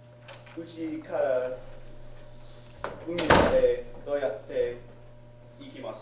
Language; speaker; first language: Japanese; non-native, learner; English